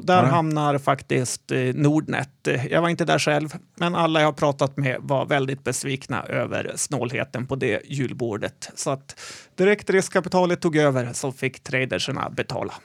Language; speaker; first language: Swedish; native; Swedish